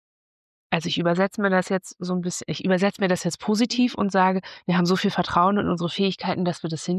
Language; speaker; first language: German; native; German